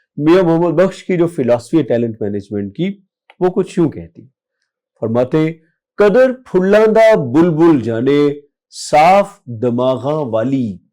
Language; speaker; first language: Urdu; non-native, local second language; Punjabi